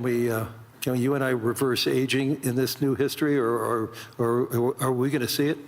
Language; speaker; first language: English; native; English